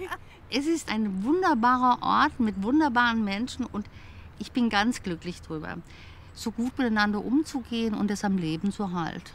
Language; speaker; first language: German; native; German